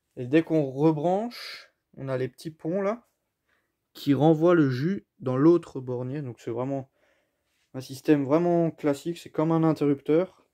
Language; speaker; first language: French; native; French